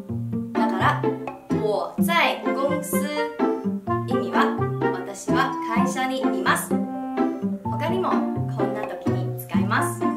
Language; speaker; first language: Japanese; non-native, fluent; Chinese